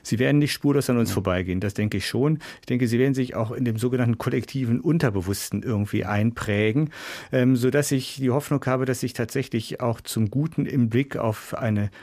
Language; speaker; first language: German; native; German